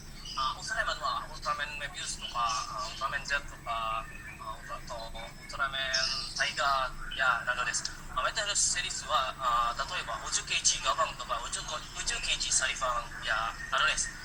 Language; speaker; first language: Japanese; non-native, learner; Indonesian